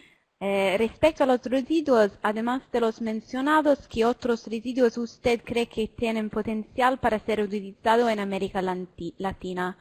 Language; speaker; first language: Spanish; non-native, learner; Italian